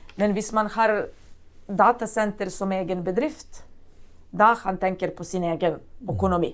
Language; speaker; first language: Norwegian; non-native, fluent; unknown